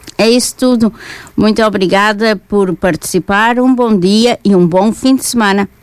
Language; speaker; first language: Portuguese; native; Portuguese